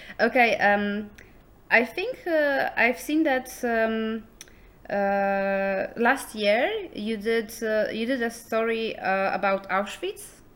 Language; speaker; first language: English; non-native, fluent; Polish